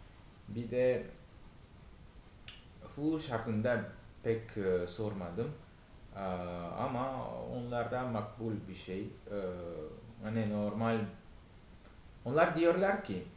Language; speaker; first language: Turkish; non-native, fluent; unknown